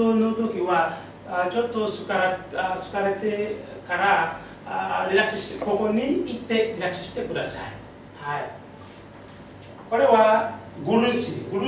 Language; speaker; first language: Japanese; non-native, learner; Mossi